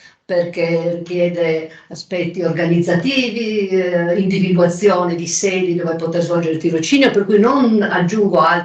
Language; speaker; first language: Italian; native; Italian